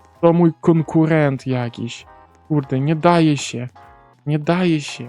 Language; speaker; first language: Polish; non-native, learner; Ukrainian